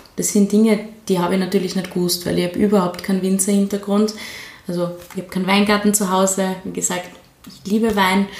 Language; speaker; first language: German; native; German